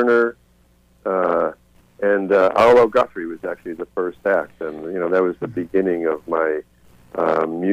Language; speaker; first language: English; native; English